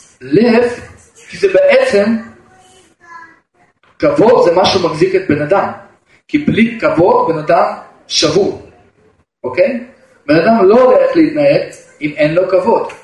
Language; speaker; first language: Hebrew; non-native, fluent; Russian